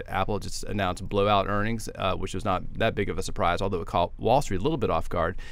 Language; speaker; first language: English; native; English